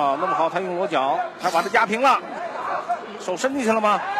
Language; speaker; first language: Chinese; native; Chinese